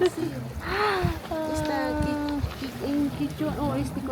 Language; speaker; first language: Spanish; non-native, local second language; Quechua